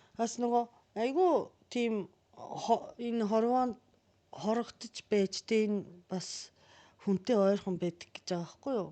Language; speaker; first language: Mongolian; non-native, fluent; Japanese